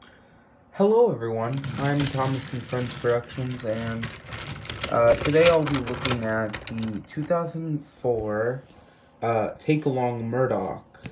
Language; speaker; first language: English; native; English